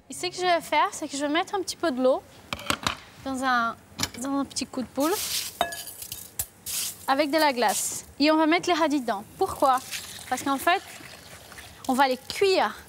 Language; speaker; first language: French; non-native, fluent; Portuguese